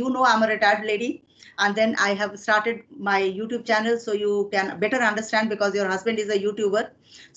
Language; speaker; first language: English; non-native, fluent; Hindi